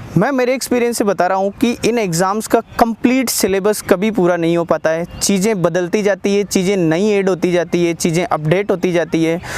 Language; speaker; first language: Hindi; native; Hindi